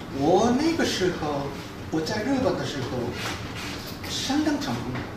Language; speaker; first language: Chinese; non-native, fluent; Korean